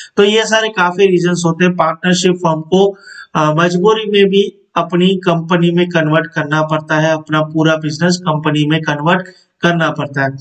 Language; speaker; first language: Hindi; non-native, local second language; Gujarati